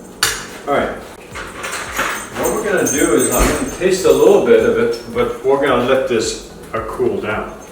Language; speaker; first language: English; native; English